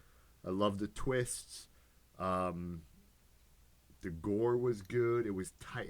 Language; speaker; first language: English; native; English